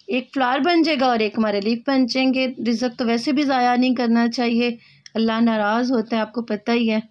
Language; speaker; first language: Urdu; native; Urdu